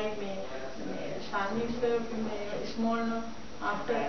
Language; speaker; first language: English; non-native, learner; Sinhala